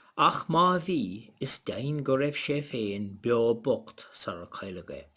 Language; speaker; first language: Irish; native; Irish